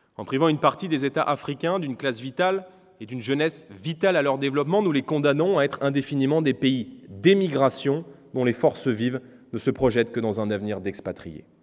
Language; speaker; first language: French; native; French